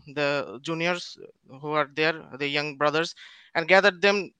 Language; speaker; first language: English; non-native, local second language; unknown